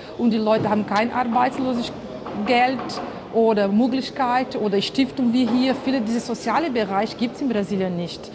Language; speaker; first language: German; non-native, fluent; Portuguese